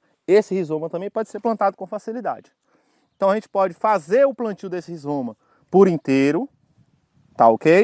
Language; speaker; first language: Portuguese; native; Portuguese